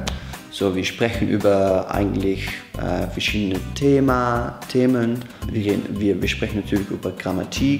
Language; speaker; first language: German; non-native, learner; Dutch